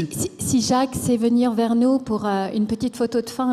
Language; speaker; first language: French; native; French